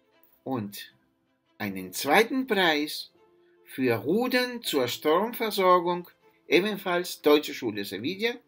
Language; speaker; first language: German; non-native, fluent; Spanish